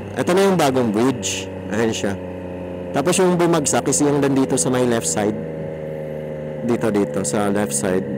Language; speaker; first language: Filipino; non-native, local second language; Cebuano